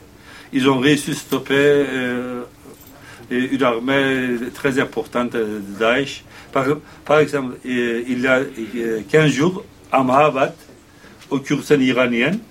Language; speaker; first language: French; non-native, fluent; Kurdish